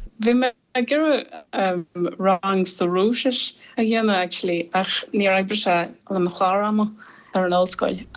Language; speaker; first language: Irish; non-native, fluent; English